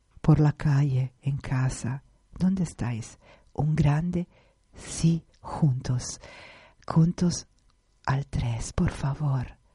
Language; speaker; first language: Spanish; non-native, fluent; Italian